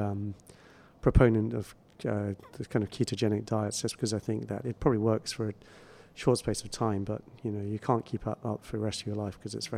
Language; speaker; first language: English; native; English